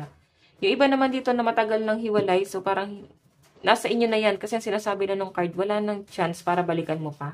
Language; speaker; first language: Filipino; native; Filipino